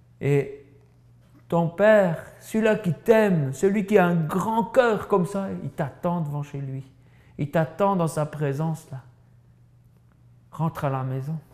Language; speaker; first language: French; native; French